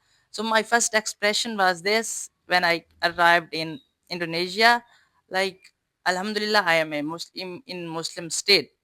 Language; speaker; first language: English; non-native, fluent; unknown